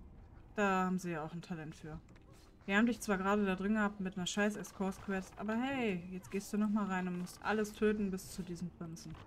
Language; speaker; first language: German; native; German